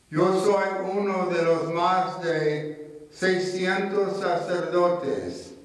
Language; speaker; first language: Spanish; non-native, fluent; English